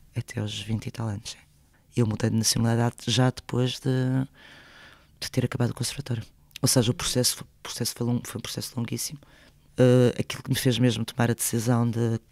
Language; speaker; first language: Portuguese; early bilingual, other home language; Spanish